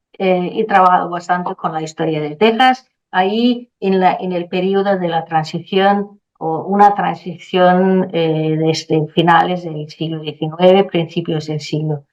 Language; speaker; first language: Spanish; non-native, fluent; Danish